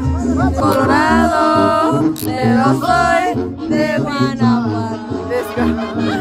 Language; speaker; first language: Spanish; early bilingual, heritage; Spanish